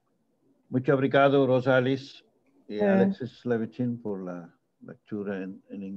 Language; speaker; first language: Portuguese; non-native, fluent; English